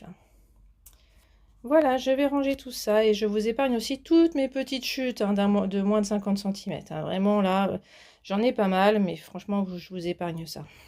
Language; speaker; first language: French; native; French